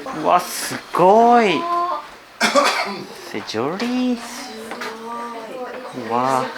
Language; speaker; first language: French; non-native, learner; Japanese